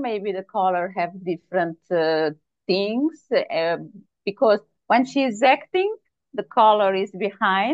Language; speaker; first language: English; non-native, learner; Serbian